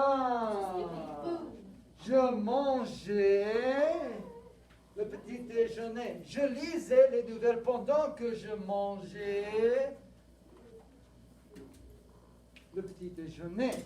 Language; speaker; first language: French; non-native, fluent; English